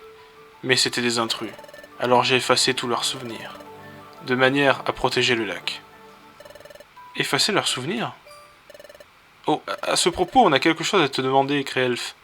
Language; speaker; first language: French; native; French